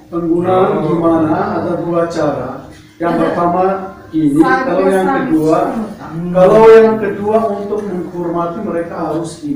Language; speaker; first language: Indonesian; non-native, fluent; Turkish